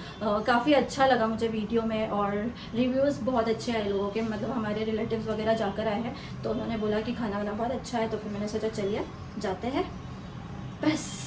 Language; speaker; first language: Hindi; native; Hindi